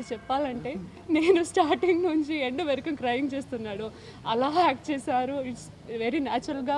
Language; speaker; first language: Telugu; non-native, learner; Malayalam